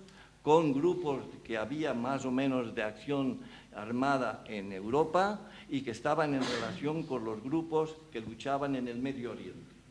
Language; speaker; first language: Spanish; native; Spanish